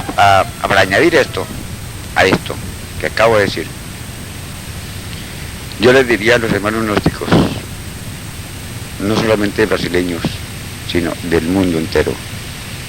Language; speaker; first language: Spanish; native; Spanish